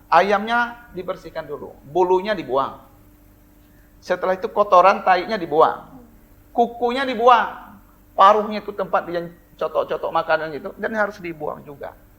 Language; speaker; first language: Indonesian; non-native, local second language; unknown